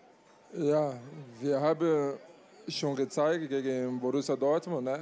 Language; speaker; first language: German; non-native, learner; Portuguese